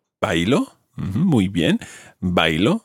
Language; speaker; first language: Spanish; non-native, fluent; English